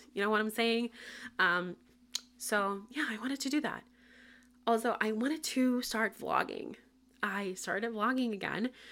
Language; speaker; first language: English; non-native, local second language; Spanish